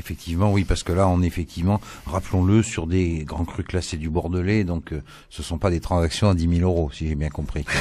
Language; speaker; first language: French; native; French